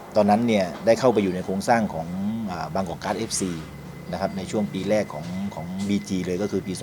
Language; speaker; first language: Thai; native; Thai